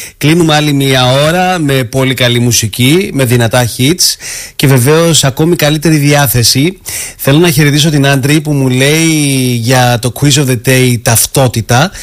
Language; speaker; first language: Greek; early bilingual, heritage; Greek